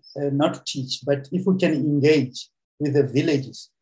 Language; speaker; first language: English; non-native, local second language; Venda